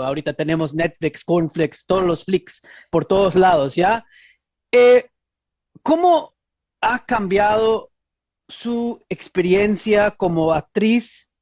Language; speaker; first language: Spanish; non-native, fluent; English